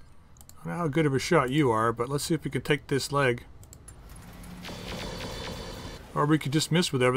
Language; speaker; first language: English; native; English